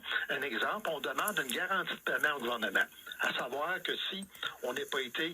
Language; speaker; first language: French; native; French